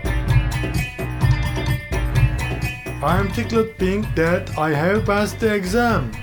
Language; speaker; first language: English; non-native, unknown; Turkish